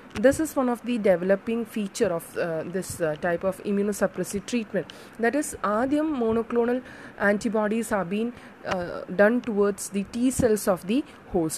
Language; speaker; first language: English; non-native, local second language; Malayalam